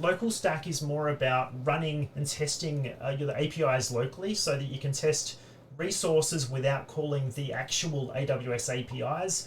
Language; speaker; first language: English; native; English